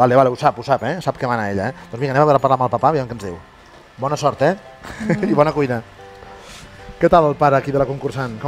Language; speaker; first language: Catalan; native; Catalan